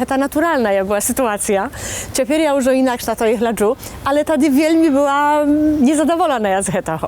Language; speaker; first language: Polish; non-native, local second language; Belarusian